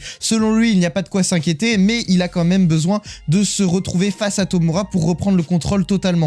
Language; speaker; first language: French; native; French